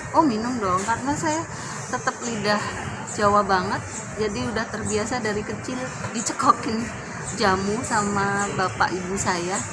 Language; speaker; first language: Indonesian; native; Indonesian